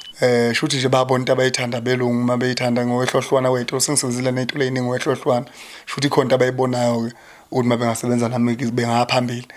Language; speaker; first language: Zulu; native; Zulu